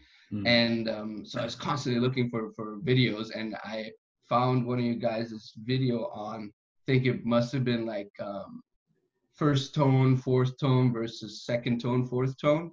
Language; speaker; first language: English; non-native, fluent; German